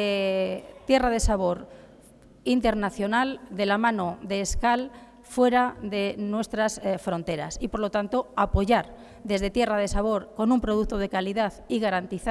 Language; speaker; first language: Spanish; native; Spanish